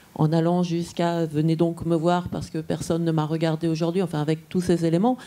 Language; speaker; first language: French; native; French